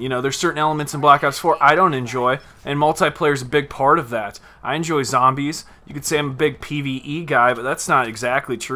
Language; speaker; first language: English; native; English